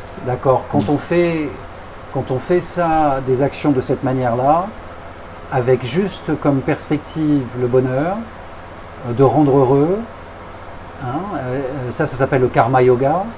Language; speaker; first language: French; native; French